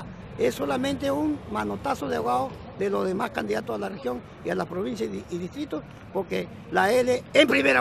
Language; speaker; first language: Spanish; native; Spanish